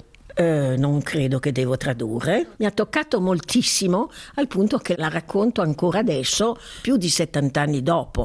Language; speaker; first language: Italian; native; Italian